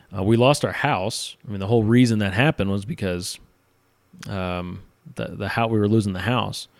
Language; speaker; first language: English; native; English